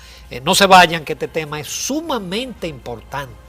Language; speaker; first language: Spanish; native; Spanish